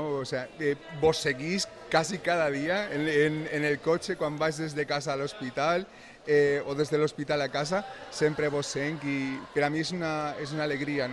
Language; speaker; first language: Catalan; native; Catalan